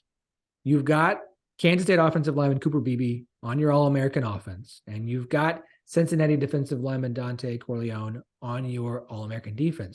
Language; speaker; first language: English; native; English